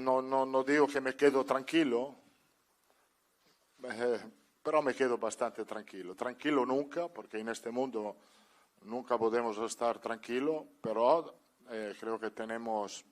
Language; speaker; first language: Spanish; non-native, fluent; Italian